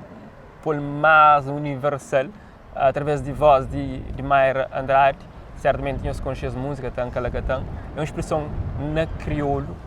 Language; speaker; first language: Portuguese; non-native, local second language; Kabuverdianu